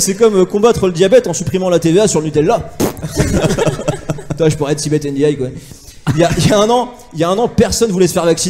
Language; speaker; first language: French; native; French